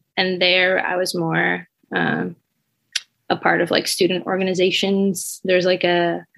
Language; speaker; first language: English; non-native, fluent; Portuguese